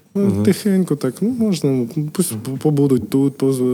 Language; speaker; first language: Ukrainian; non-native, local second language; Georgian